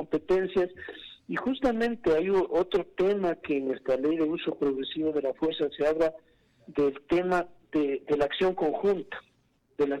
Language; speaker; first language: Spanish; native; Spanish